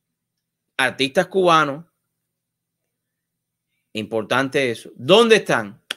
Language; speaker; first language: Spanish; native; Spanish